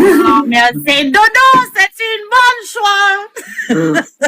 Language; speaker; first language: French; non-native, learner; Haitian Creole